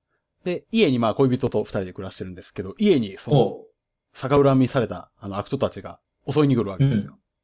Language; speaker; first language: Japanese; native; Japanese